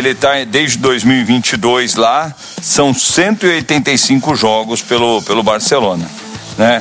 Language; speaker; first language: Portuguese; native; Portuguese